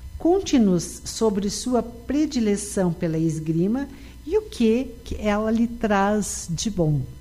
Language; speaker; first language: Portuguese; native; Portuguese